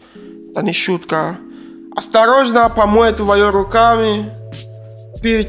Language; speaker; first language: Russian; non-native, learner; Arabic